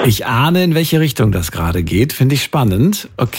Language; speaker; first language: German; native; German